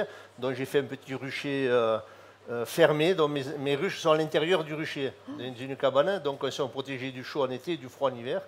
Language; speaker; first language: French; native; French